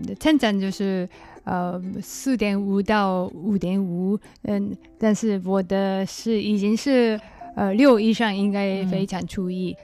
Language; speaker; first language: Chinese; non-native, learner; Japanese